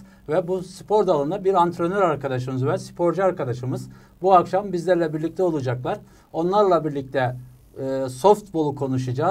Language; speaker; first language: Turkish; native; Turkish